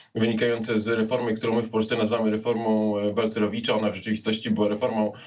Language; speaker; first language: Polish; native; Polish